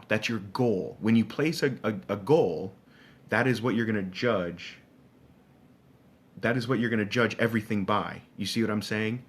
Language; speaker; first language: English; native; English